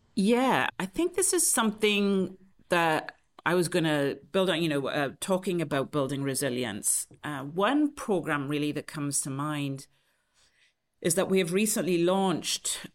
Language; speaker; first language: English; native; English